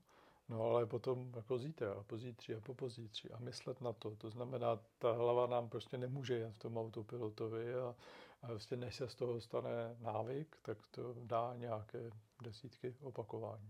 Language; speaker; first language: Czech; native; Czech